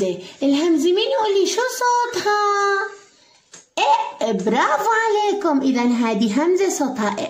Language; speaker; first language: Arabic; native; Arabic